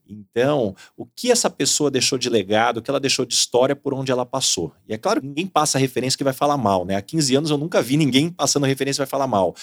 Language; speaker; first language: Portuguese; native; Portuguese